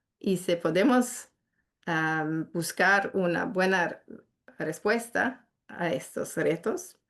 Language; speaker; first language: Spanish; non-native, fluent; English